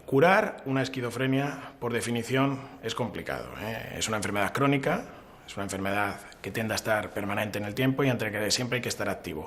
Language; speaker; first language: Spanish; native; Spanish